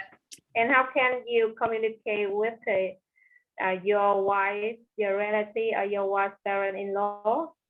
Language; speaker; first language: English; non-native, learner; Vietnamese